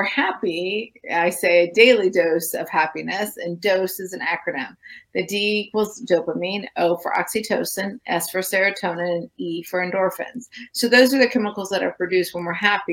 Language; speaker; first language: English; native; English